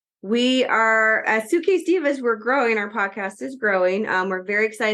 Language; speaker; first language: English; native; English